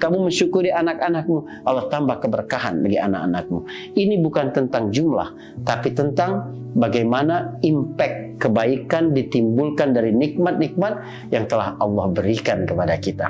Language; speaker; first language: Indonesian; native; Indonesian